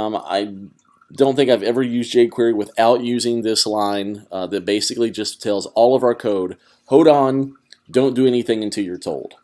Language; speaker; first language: English; native; English